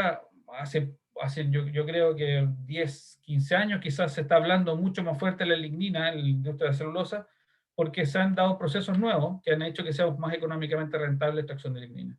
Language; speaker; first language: Spanish; native; Spanish